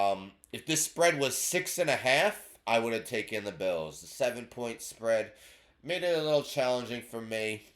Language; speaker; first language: English; native; English